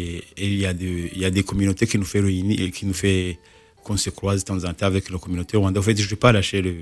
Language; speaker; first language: French; non-native, local second language; Kinyarwanda